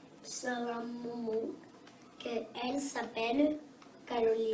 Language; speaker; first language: French; non-native, learner; Portuguese